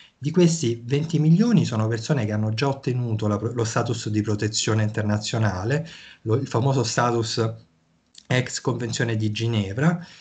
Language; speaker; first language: Italian; native; Italian